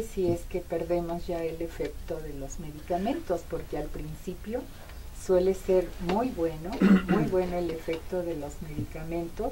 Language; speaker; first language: Spanish; native; Spanish